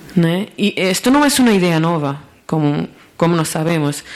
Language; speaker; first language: Spanish; non-native, learner; Portuguese